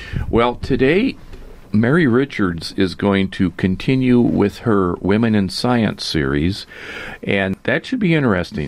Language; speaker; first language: English; native; English